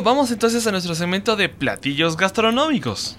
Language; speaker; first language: Spanish; native; Spanish